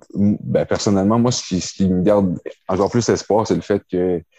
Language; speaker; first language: French; native; French